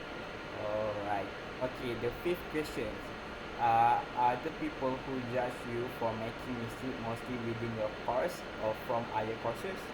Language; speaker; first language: English; non-native, local second language; Malay